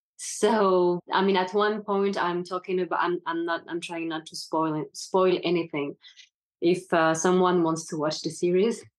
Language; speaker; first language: English; non-native, fluent; French